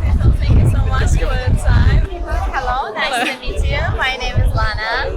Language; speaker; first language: English; non-native, learner; Russian